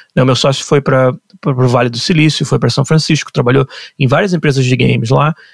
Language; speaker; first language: Portuguese; native; Portuguese